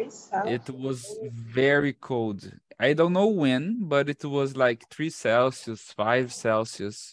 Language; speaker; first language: English; non-native, fluent; Portuguese